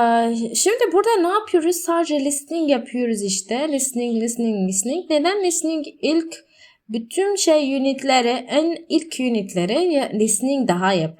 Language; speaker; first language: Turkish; non-native, learner; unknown